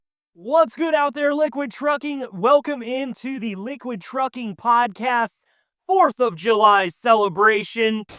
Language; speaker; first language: English; native; English